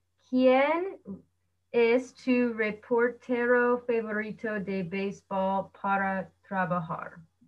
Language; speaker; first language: Spanish; non-native, learner; English